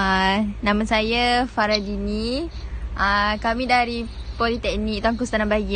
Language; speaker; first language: Malay; native; Malay